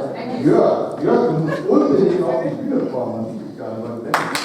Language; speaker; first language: German; native; German